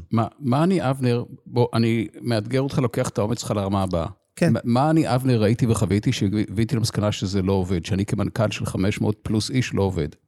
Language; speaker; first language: Hebrew; native; Hebrew